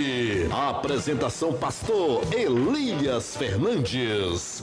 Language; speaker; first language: Portuguese; native; Portuguese